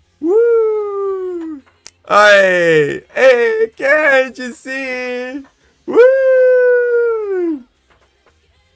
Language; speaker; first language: Japanese; non-native, learner; English